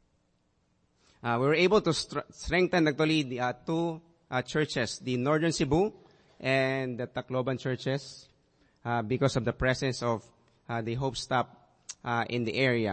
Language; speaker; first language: English; non-native, local second language; Aklanon